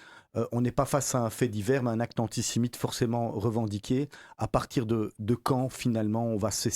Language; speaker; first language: French; native; French